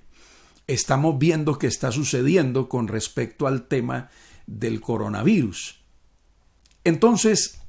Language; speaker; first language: Spanish; native; Spanish